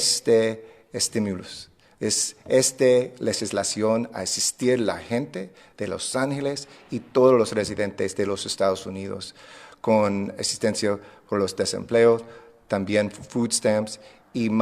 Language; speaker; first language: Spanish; non-native, fluent; English